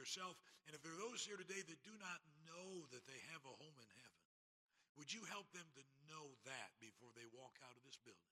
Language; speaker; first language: English; native; English